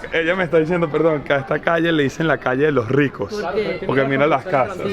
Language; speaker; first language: Spanish; native; Spanish